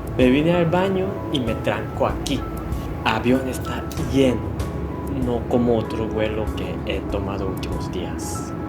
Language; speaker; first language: Spanish; non-native, fluent; Korean